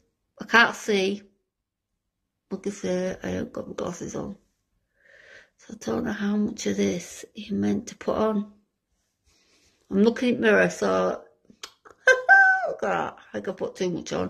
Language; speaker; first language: English; native; English